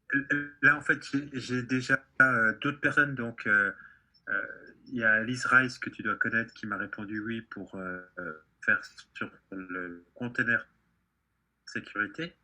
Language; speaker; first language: French; native; French